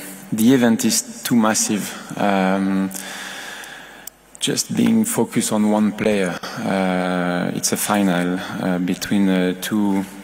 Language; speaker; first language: English; non-native, fluent; French